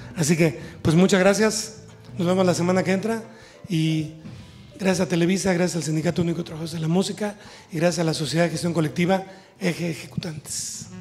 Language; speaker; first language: Spanish; native; Spanish